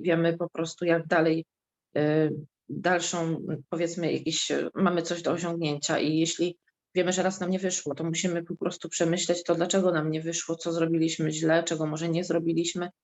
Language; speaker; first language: Polish; native; Polish